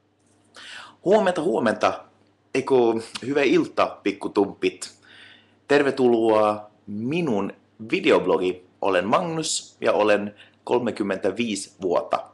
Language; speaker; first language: Finnish; non-native, local second language; Swedish